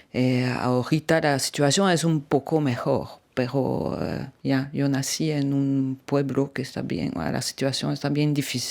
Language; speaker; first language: Spanish; non-native, fluent; French